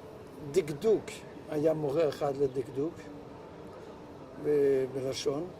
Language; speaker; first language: Hebrew; non-native, local second language; Yiddish